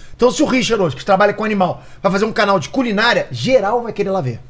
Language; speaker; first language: Portuguese; native; Portuguese